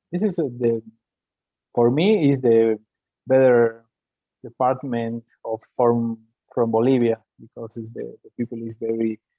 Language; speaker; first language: English; non-native, learner; Spanish